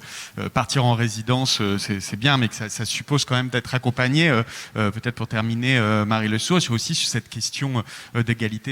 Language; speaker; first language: French; native; French